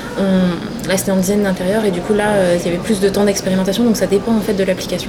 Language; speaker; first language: French; native; French